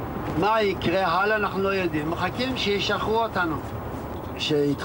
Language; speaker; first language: Hebrew; non-native, fluent; Yiddish